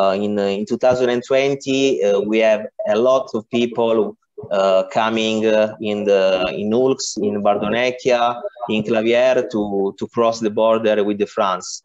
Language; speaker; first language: English; non-native, learner; Italian